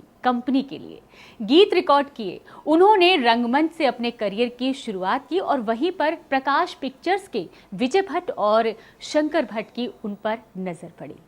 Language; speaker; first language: Hindi; native; Hindi